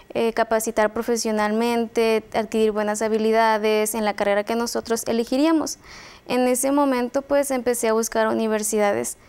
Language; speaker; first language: Spanish; native; Spanish